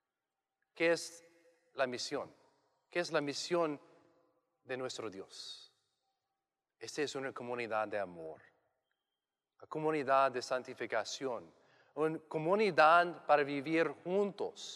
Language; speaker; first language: Spanish; non-native, learner; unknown